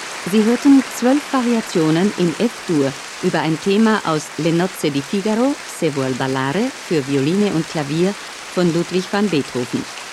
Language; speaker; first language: German; native; German